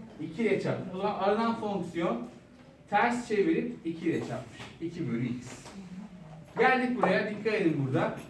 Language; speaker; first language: Turkish; native; Turkish